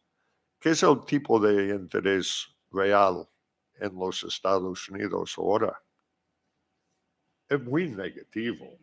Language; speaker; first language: Spanish; non-native, fluent; English